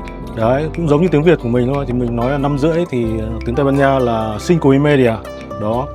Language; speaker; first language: Vietnamese; native; Vietnamese